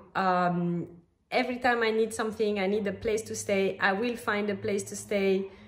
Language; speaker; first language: English; non-native, fluent; French